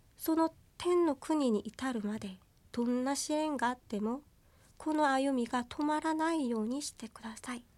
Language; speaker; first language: Japanese; non-native, fluent; Korean